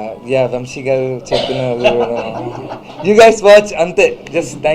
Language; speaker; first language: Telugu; non-native, learner; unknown